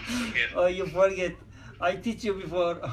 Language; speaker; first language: English; non-native, learner; Turkish